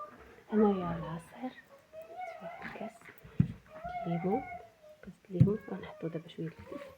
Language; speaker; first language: Arabic; native; Arabic